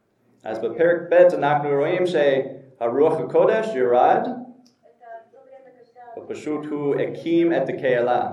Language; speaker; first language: Hebrew; non-native, fluent; English